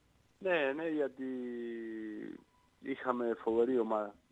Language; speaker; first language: Greek; non-native, learner; Spanish